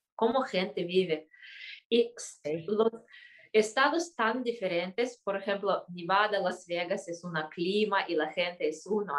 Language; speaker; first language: Spanish; non-native, fluent; Kyrgyz